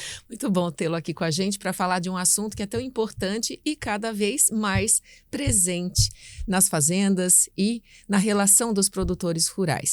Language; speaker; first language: Portuguese; native; Portuguese